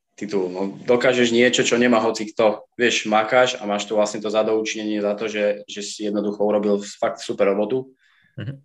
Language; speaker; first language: Slovak; native; Slovak